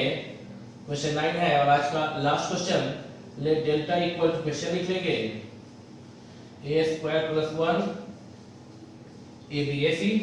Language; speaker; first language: Hindi; native; Hindi